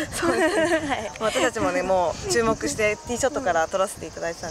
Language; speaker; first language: Japanese; native; Japanese